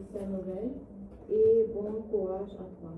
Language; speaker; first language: French; non-native, learner; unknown